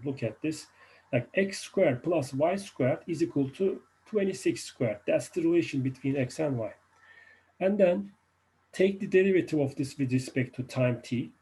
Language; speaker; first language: English; non-native, fluent; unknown